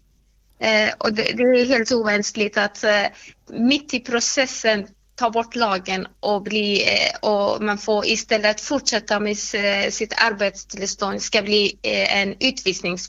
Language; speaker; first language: Swedish; non-native, fluent; Persian